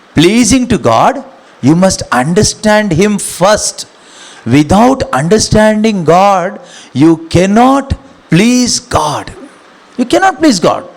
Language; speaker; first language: English; non-native, local second language; Kannada